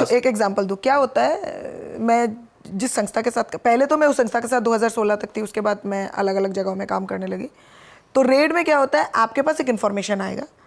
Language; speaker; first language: Hindi; non-native, local second language; Bangla